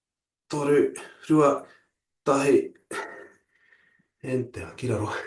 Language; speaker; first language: Māori; non-native, local second language; English